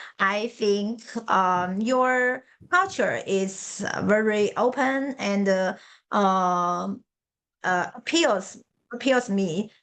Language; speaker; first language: English; non-native, learner; Chinese